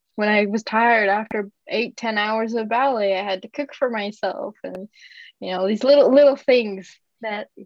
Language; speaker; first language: English; early bilingual, other home language; Japanese